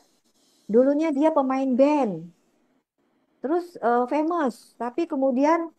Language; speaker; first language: Indonesian; native; Indonesian